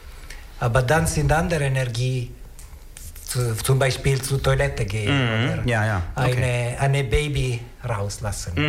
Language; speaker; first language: German; non-native, learner; Italian